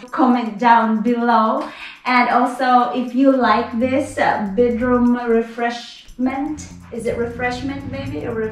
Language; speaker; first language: English; non-native, local second language; Cebuano